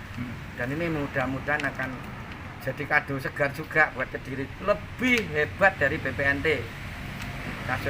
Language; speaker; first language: Indonesian; non-native, local second language; Javanese